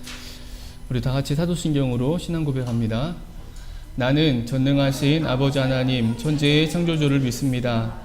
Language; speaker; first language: Korean; native; Korean